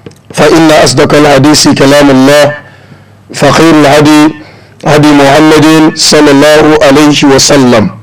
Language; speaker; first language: Arabic; non-native, fluent; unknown